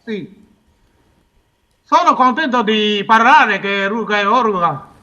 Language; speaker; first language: Italian; non-native, learner; Japanese